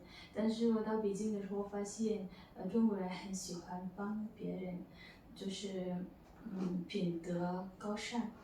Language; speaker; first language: Chinese; non-native, fluent; Malagasy